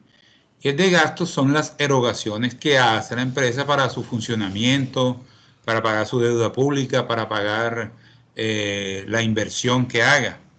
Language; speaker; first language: Spanish; native; Spanish